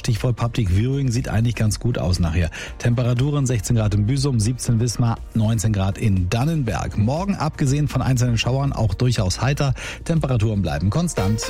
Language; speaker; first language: German; native; German